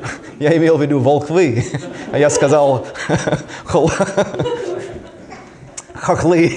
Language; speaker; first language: Russian; non-native, fluent; English